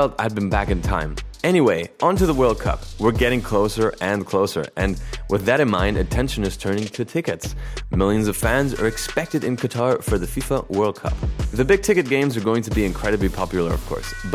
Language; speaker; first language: English; non-native, fluent; Spanish